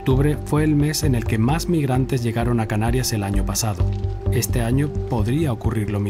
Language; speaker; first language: Spanish; native; Spanish